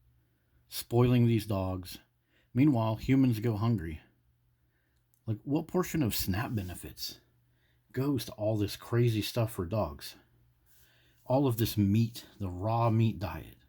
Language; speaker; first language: English; native; English